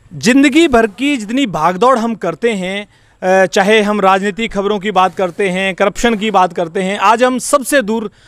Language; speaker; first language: Hindi; native; Hindi